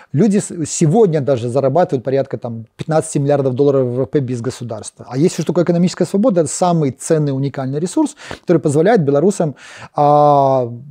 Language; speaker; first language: Russian; non-native, local second language; Polish